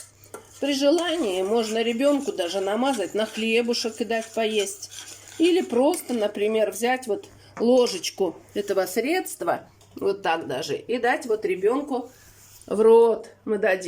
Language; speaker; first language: Russian; native; Russian